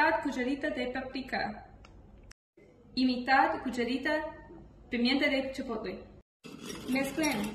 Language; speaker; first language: Spanish; non-native, learner; English